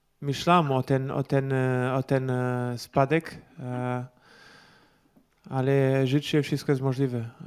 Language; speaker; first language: Polish; non-native, learner; Portuguese